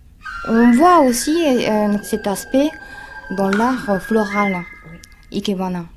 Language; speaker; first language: French; non-native, fluent; Japanese